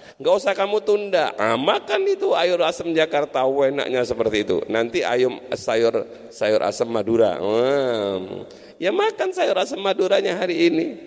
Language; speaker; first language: Indonesian; non-native, local second language; Madurese